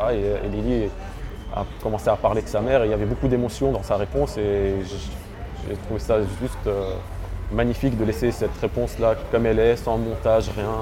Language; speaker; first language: French; early bilingual, other home language; Arabic